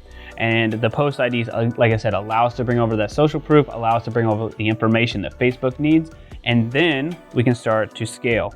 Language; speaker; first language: English; native; English